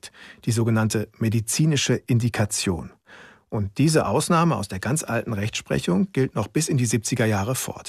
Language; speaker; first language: German; native; German